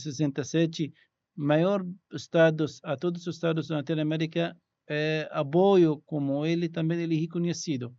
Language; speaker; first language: Portuguese; non-native, learner; Arabic